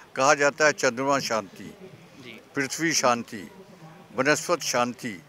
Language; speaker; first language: Hindi; native; Hindi